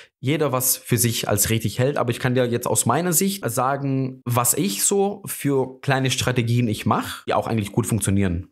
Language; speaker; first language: German; non-native, fluent; Greek